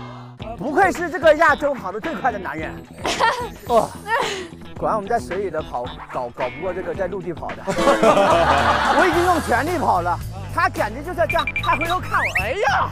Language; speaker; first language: Chinese; non-native, local second language; Cantonese